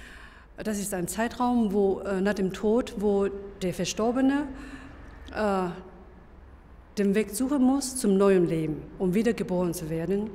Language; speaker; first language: German; non-native, fluent; Chinese